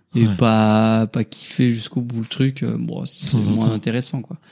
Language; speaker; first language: French; native; French